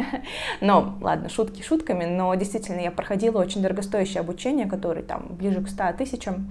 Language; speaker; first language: Russian; native; Russian